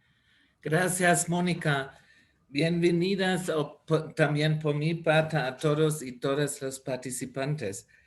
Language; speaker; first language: Spanish; non-native, fluent; German